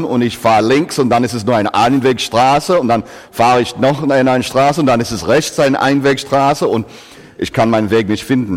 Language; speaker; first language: German; non-native, fluent; English